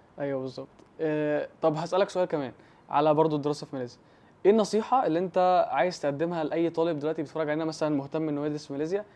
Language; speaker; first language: Egyptian Arabic; early bilingual, heritage; Arabic